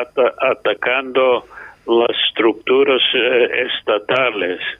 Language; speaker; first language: Spanish; non-native, fluent; English